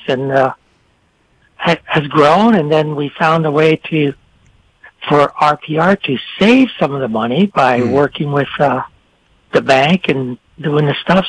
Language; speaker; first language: English; non-native, local second language; French